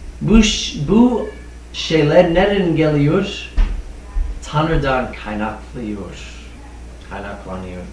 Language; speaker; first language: Turkish; non-native, fluent; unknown